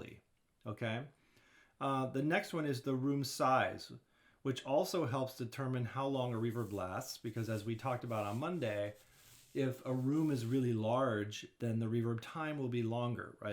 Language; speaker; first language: English; native; English